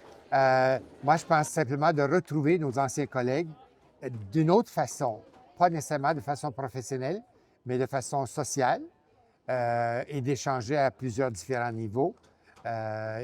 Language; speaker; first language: French; native; French